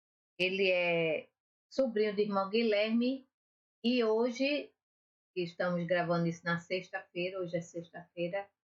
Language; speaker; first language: Portuguese; native; Portuguese